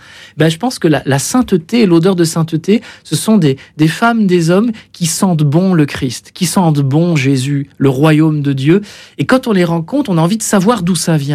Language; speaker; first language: French; native; French